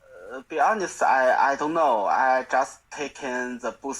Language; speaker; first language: English; non-native, learner; Chinese